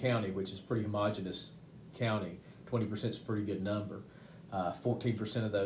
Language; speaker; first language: English; native; English